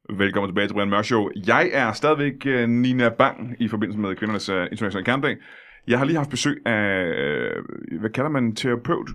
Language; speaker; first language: Danish; native; Danish